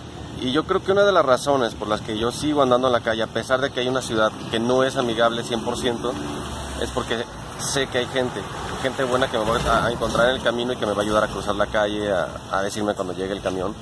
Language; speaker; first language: Spanish; native; Spanish